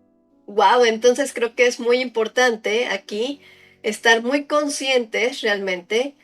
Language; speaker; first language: Spanish; native; Spanish